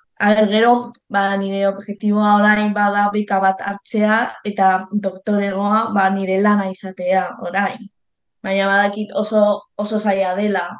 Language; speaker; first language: Basque; non-native, local second language; Spanish